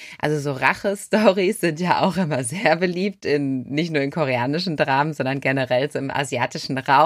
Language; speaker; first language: German; native; German